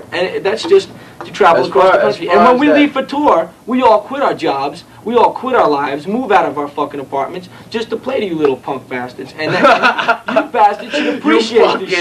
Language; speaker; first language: English; native; English